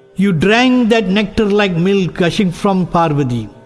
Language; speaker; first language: English; non-native, local second language; Tamil